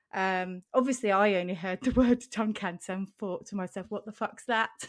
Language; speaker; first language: English; non-native, fluent; German